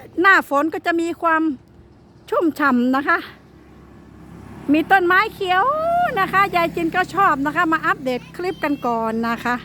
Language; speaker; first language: Thai; native; Thai